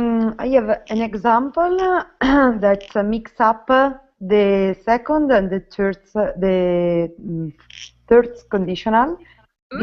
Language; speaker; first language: English; non-native, learner; Italian